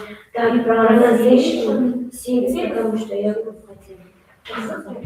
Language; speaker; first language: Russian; non-native, local second language; Kazakh